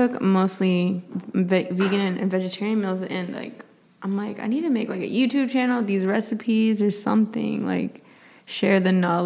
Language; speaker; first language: English; native; English